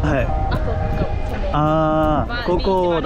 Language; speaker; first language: Japanese; non-native, learner; Korean